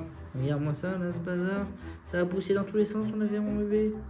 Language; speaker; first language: French; native; French